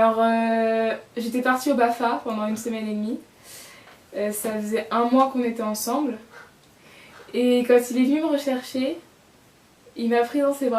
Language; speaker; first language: French; native; French